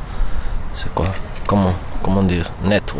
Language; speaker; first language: French; non-native, learner; Italian